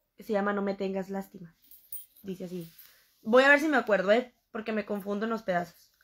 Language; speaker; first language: Spanish; native; Spanish